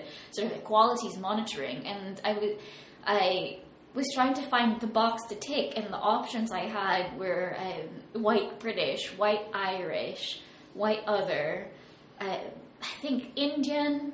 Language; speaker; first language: English; native; English